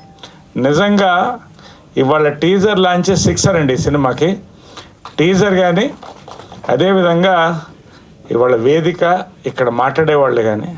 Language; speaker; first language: Telugu; native; Telugu